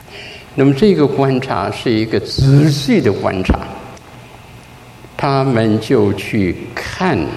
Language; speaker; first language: Chinese; native; Chinese